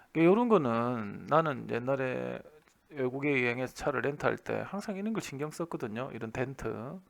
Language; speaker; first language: Korean; native; Korean